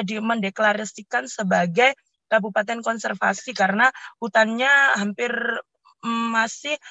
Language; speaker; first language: Indonesian; native; Indonesian